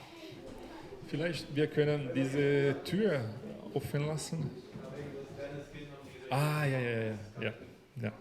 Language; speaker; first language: German; non-native, learner; Portuguese